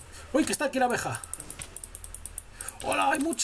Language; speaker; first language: Spanish; native; Spanish